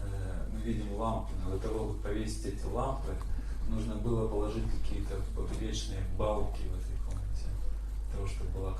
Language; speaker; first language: Russian; native; Russian